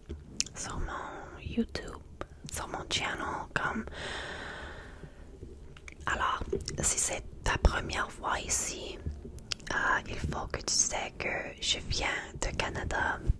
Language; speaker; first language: French; non-native, learner; English